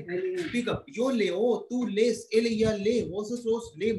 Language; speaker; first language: Spanish; non-native, fluent; Hindi